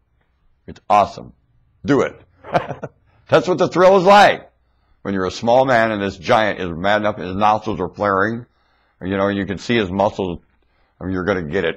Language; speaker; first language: English; native; English